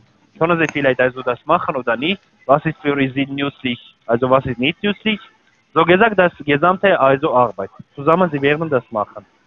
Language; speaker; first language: German; non-native, learner; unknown